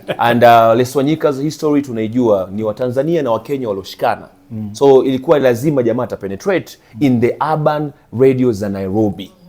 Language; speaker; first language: Swahili; native; Swahili